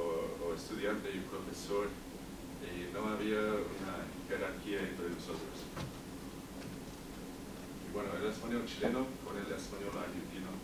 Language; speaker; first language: Spanish; non-native, learner; English